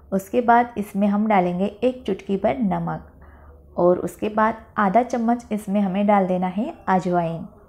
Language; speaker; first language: Hindi; non-native, local second language; Marathi